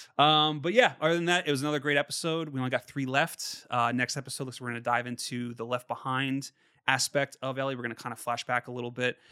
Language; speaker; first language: English; native; English